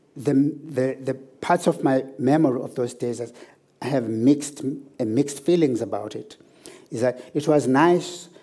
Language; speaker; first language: English; non-native, local second language; Zulu